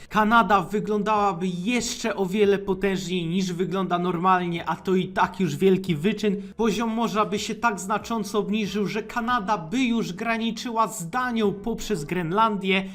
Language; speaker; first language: Polish; native; Polish